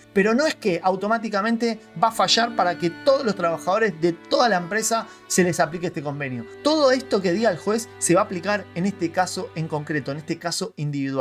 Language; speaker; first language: Spanish; native; Spanish